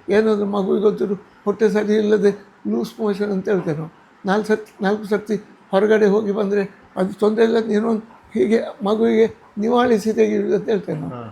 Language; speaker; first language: Kannada; non-native, local second language; Tulu